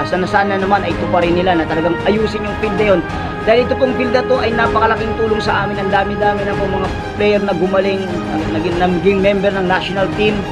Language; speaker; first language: Filipino; native; Filipino